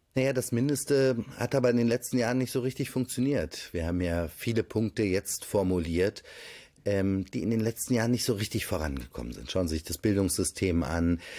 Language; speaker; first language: German; native; German